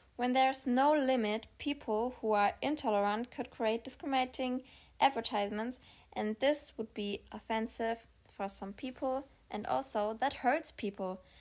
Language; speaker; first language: English; non-native, fluent; German